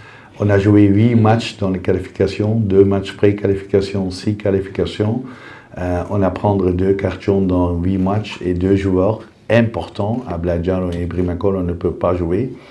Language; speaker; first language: French; non-native, fluent; Dutch